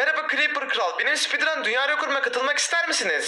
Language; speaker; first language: Turkish; native; Turkish